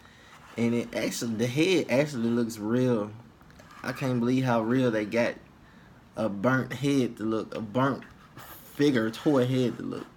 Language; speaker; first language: English; native; English